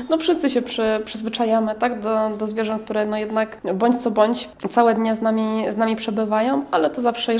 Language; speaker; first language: Polish; native; Polish